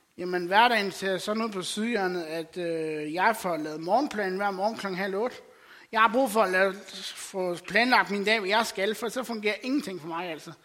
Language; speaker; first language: Danish; native; Danish